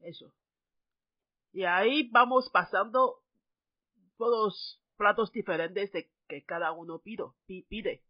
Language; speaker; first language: Spanish; non-native, fluent; Chinese